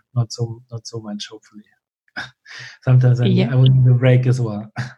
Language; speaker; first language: English; non-native, fluent; German